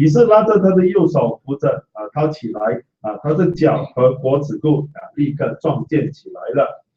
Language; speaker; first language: Chinese; native; Chinese